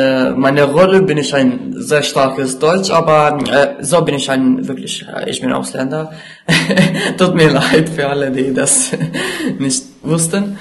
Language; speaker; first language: German; non-native, learner; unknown